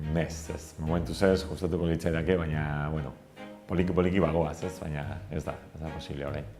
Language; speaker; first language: Basque; non-native, local second language; Spanish